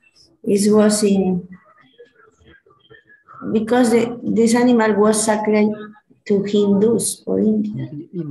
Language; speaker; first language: English; non-native, learner; Spanish